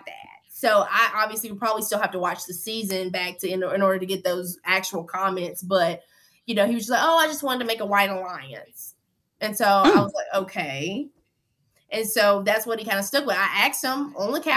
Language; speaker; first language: English; native; English